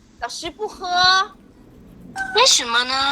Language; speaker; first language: Chinese; non-native, learner; Thai